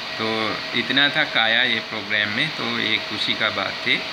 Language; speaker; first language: Hindi; non-native, learner; Sinhala